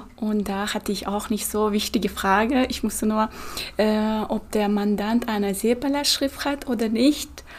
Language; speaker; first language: German; non-native, fluent; Russian